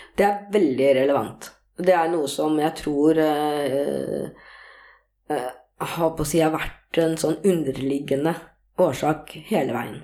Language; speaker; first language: Norwegian; early bilingual, other home language; Korean